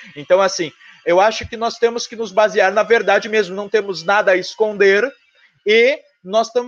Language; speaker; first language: Portuguese; native; Portuguese